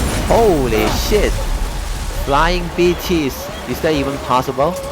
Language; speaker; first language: English; non-native, learner; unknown